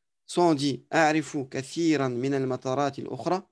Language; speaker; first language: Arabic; non-native, fluent; French